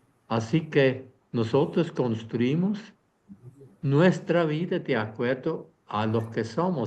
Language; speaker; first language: Spanish; non-native, fluent; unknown